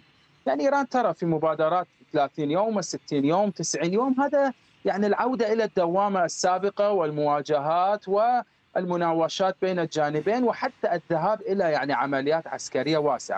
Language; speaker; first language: Arabic; non-native, fluent; Persian